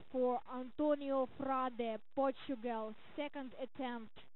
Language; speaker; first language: English; non-native, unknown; Ukrainian